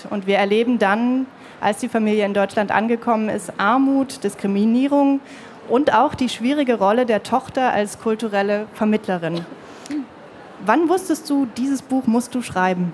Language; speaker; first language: German; native; German